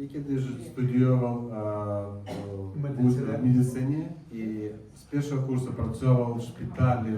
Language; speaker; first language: Polish; non-native, learner; Russian